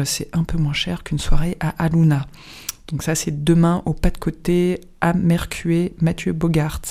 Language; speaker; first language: French; native; French